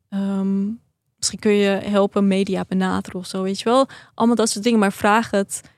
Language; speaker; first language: Dutch; early bilingual, other home language; Persian